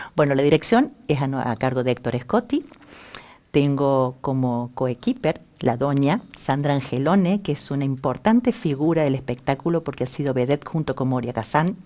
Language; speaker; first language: Spanish; native; Spanish